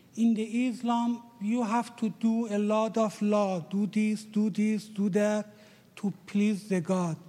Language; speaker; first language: English; non-native, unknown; Persian